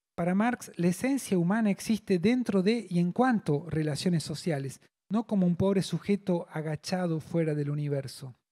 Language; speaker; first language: Spanish; native; Spanish